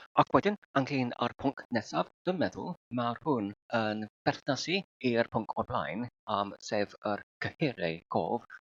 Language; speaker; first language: Welsh; non-native, learner; Filipino